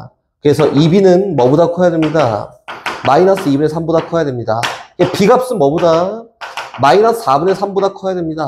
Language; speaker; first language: Korean; native; Korean